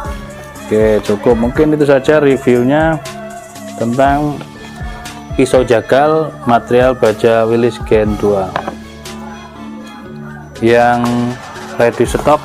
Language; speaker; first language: Indonesian; native; Indonesian